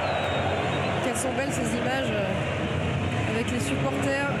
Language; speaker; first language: French; native; French